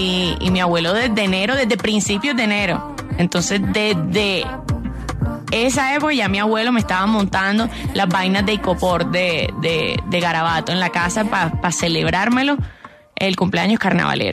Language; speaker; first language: Spanish; native; Spanish